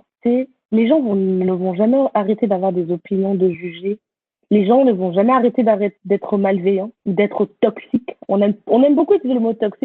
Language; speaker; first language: French; native; French